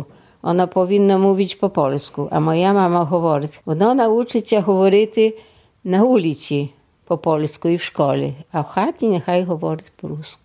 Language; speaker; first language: Polish; non-native, local second language; Russian